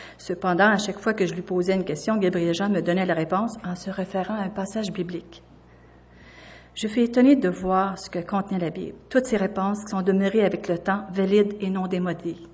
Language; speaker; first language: French; native; French